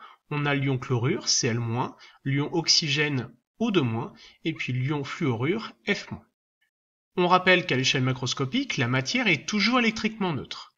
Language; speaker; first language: French; native; French